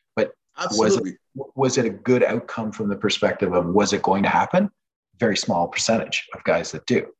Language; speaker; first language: English; non-native, fluent; French